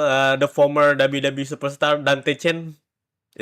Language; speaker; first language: English; non-native, learner; Indonesian